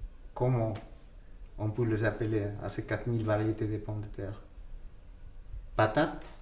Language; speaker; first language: French; non-native, fluent; Quechua